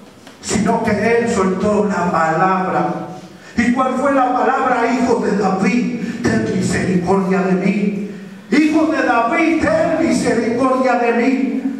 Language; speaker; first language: Spanish; native; Spanish